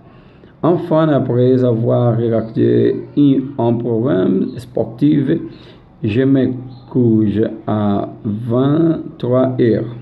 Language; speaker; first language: French; non-native, learner; Spanish